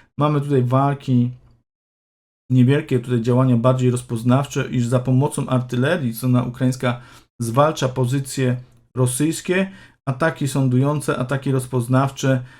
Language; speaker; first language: Polish; native; Polish